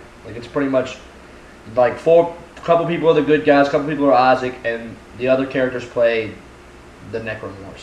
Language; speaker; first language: English; native; English